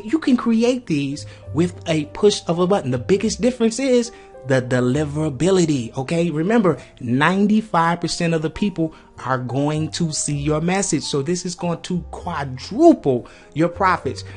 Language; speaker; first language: English; native; English